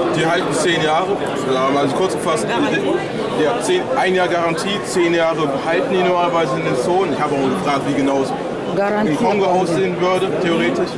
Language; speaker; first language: German; native; German